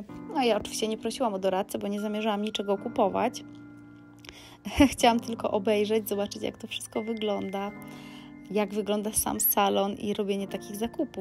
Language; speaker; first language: Polish; native; Polish